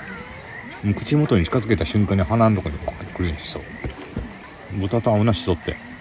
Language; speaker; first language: Japanese; native; Japanese